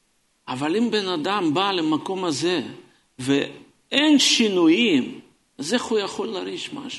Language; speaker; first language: Hebrew; non-native, fluent; Russian